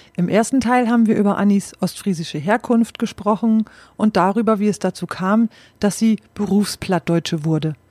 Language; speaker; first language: German; native; German